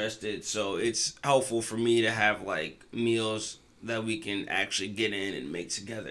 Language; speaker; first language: English; native; English